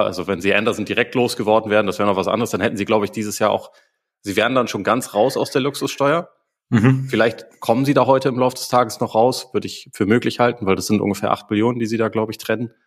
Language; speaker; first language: German; native; German